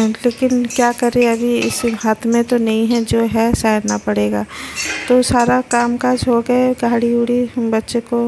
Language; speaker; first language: Hindi; non-native, local second language; Bangla